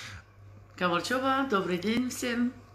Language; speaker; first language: Russian; non-native, fluent; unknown